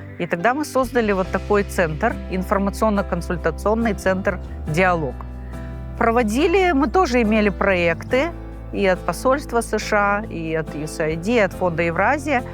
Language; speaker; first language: Russian; non-native, local second language; Gagauz